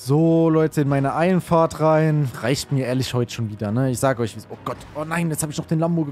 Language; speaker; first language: German; native; German